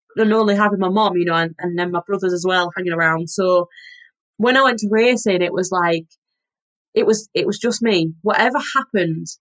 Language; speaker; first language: English; native; English